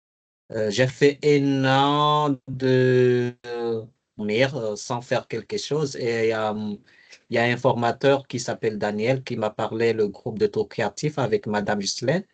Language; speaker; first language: French; non-native, learner; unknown